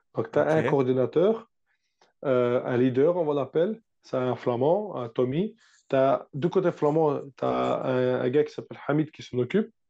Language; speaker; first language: French; non-native, fluent; Russian